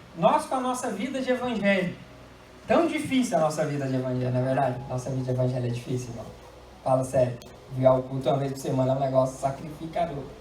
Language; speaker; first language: Portuguese; native; Portuguese